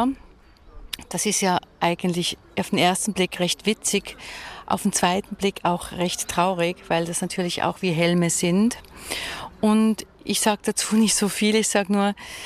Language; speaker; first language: German; native; German